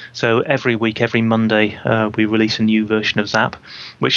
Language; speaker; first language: English; native; English